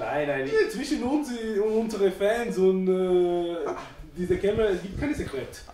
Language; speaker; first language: German; non-native, learner; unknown